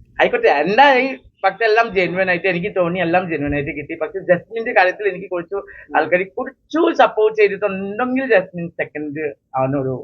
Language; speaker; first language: Malayalam; non-native, fluent; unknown